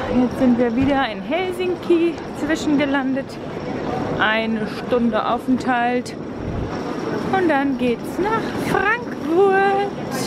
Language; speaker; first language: German; native; German